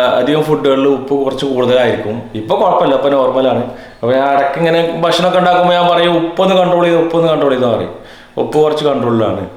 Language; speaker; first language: Malayalam; native; Malayalam